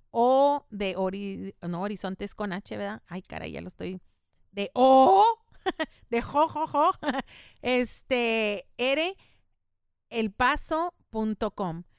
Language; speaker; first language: Spanish; native; Spanish